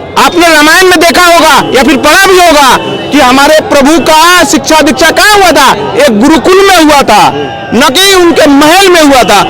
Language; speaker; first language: Hindi; native; Hindi